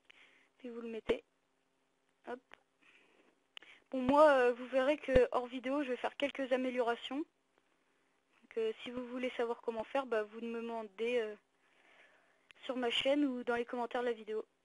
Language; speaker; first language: French; native; French